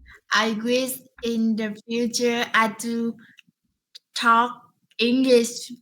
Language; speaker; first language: English; non-native, learner; Vietnamese